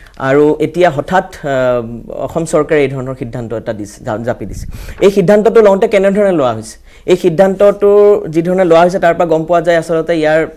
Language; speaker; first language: Assamese; native; Assamese